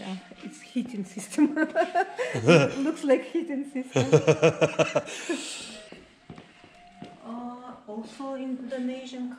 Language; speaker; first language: English; non-native, fluent; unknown